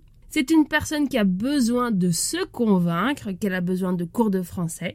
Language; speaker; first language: French; native; French